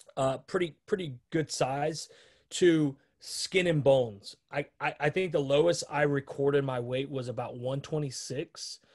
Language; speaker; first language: English; native; English